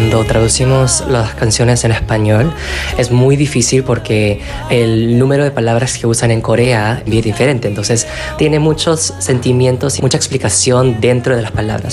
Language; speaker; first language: Spanish; non-native, fluent; Korean